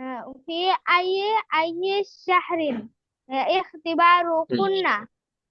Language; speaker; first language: Arabic; non-native, learner; Bangla